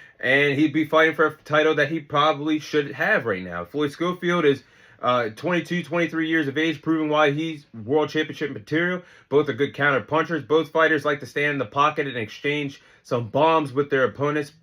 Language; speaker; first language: English; native; English